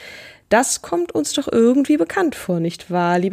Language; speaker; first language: German; native; German